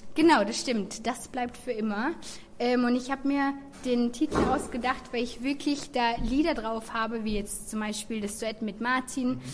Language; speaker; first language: German; native; German